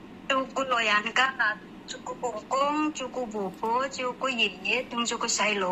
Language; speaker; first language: Cantonese; non-native, learner; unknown